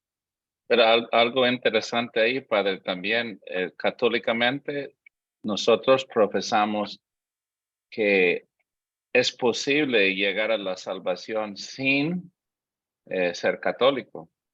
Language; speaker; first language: Spanish; non-native, fluent; English